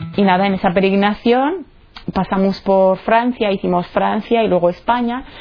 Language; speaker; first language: Spanish; non-native, fluent; Italian